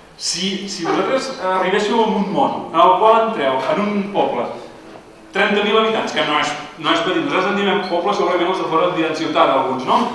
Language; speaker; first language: Catalan; native; Catalan